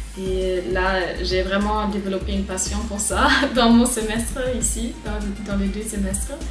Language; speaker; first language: French; non-native, fluent; German